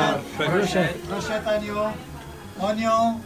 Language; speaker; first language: English; non-native, local second language; Filipino